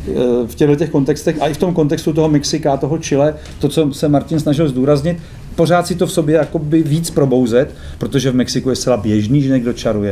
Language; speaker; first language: Czech; native; Czech